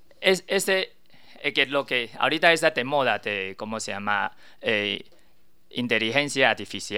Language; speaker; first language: Spanish; non-native, learner; Chinese